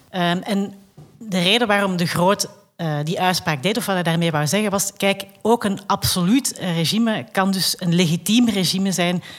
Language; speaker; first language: Dutch; native; Dutch